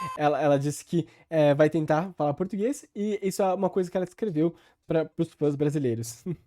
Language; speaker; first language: Portuguese; native; Portuguese